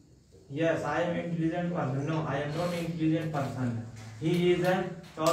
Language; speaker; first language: English; non-native, learner; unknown